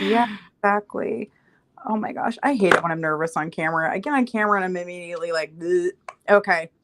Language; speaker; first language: English; native; English